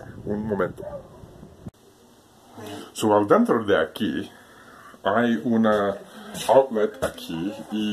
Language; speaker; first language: Spanish; non-native, learner; English